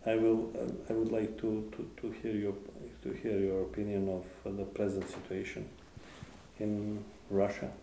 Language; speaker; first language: English; non-native, fluent; Macedonian